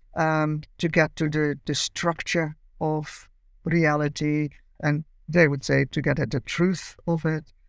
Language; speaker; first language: English; non-native, fluent; Dutch